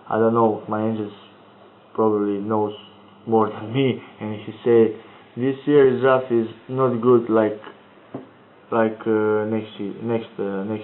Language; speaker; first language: English; non-native, learner; Croatian